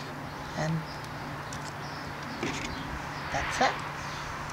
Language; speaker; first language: English; native; English